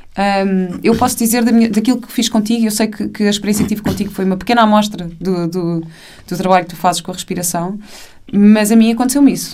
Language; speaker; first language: Portuguese; native; Portuguese